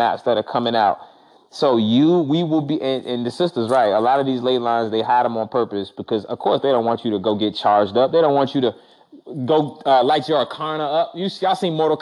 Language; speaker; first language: English; non-native, local second language; Shona